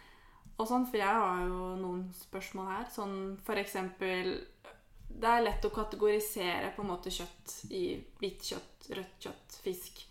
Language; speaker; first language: Norwegian; native; Norwegian